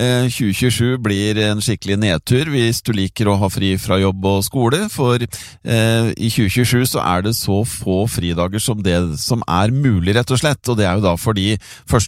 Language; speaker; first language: Norwegian; native; Norwegian